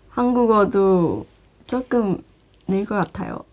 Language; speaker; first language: Korean; non-native, fluent; Chinese